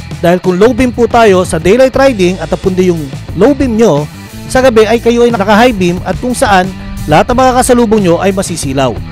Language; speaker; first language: Filipino; native; Filipino